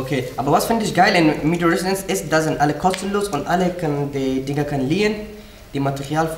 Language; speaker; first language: German; non-native, learner; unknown